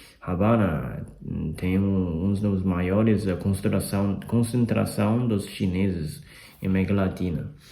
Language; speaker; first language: Portuguese; non-native, fluent; Chinese